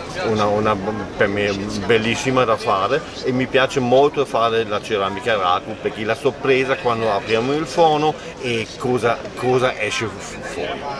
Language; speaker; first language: Italian; non-native, fluent; German